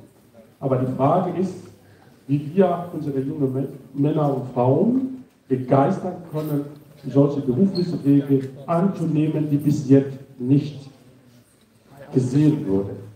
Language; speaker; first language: German; non-native, fluent; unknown